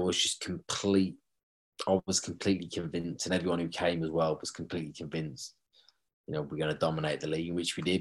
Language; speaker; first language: English; native; English